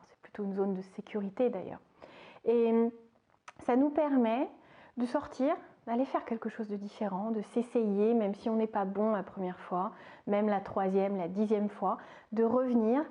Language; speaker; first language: French; native; French